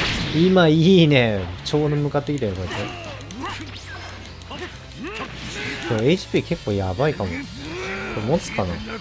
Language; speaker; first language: Japanese; native; Japanese